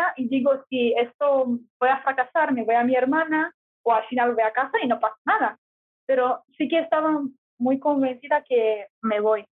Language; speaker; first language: Spanish; non-native, fluent; Romanian